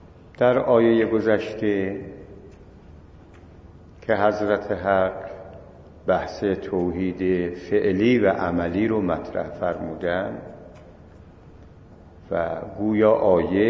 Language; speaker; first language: Persian; native; Persian